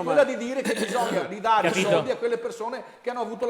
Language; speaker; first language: Italian; native; Italian